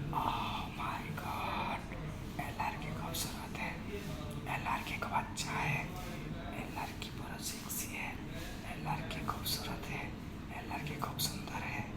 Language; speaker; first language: Hindi; non-native, learner; Bangla